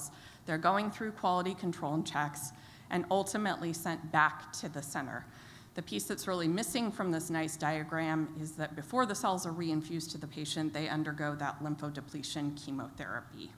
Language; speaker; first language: English; native; English